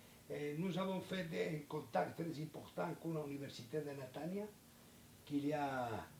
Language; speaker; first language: French; non-native, learner; Spanish